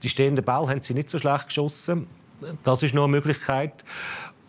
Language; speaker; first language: German; native; German